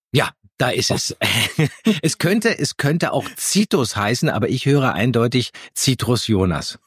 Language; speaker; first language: German; native; German